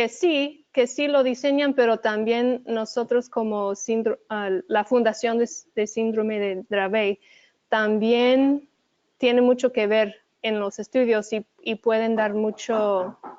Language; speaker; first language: Spanish; early bilingual, heritage; Spanish